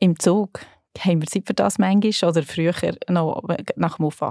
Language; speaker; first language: German; native; German